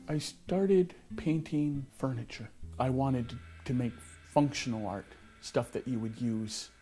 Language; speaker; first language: English; native; English